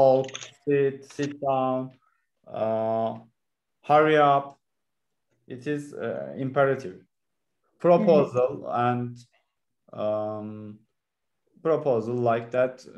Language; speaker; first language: English; non-native, learner; Turkish